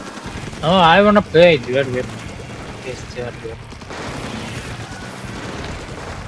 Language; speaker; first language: English; non-native, learner; Japanese